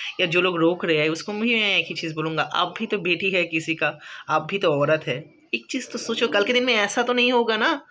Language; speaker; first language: Hindi; non-native, local second language; Bangla